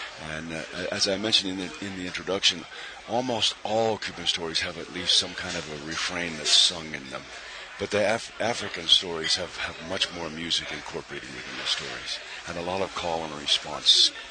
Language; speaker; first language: English; native; English